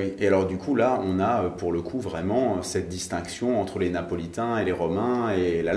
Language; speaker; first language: French; native; French